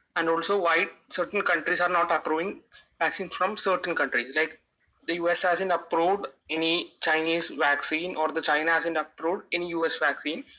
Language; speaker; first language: English; non-native, local second language; Malayalam